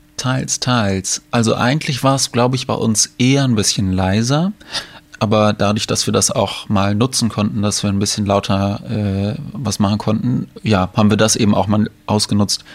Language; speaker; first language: German; native; German